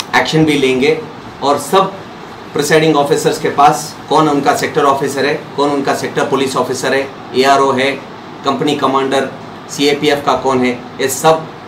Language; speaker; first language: Hindi; non-native, local second language; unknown